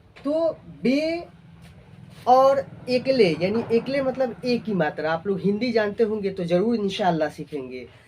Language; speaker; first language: Hindi; native; Hindi